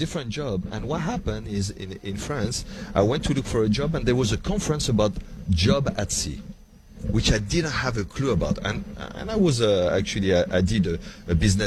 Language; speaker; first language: English; non-native, fluent; French